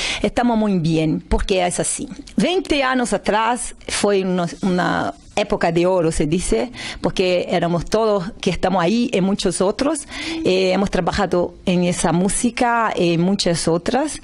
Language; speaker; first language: Spanish; non-native, learner; Portuguese